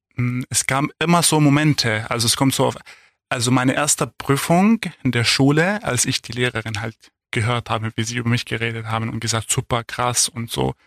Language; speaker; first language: German; non-native, fluent; Arabic